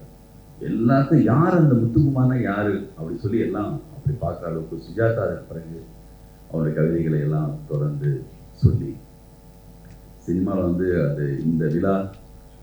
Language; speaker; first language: Tamil; native; Tamil